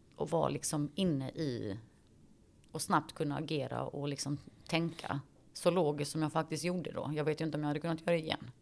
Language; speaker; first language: Swedish; early bilingual, other home language; Bosnian